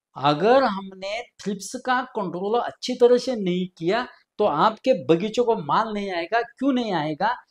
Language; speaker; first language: Hindi; non-native, local second language; Marathi